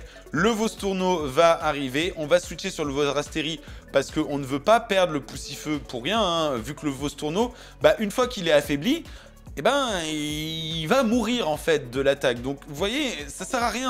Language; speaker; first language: French; native; French